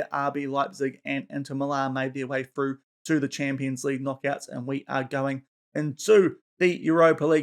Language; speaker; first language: English; native; English